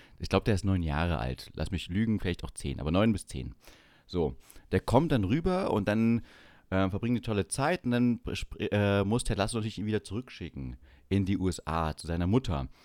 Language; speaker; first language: German; native; German